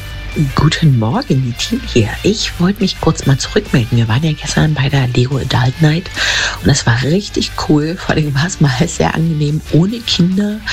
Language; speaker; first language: German; native; German